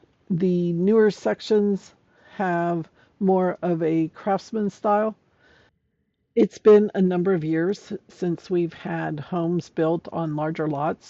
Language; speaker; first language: English; native; English